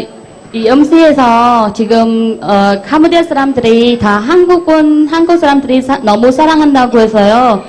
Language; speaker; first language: Korean; non-native, learner; Khmer